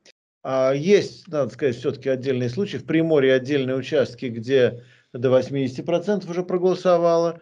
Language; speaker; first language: Russian; native; Russian